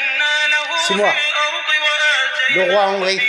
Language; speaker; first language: French; non-native, local second language; Arabic